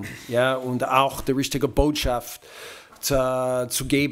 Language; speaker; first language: German; non-native, fluent; English